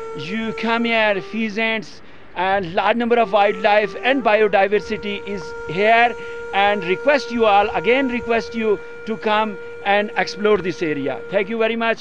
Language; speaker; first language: English; non-native, local second language; Pashto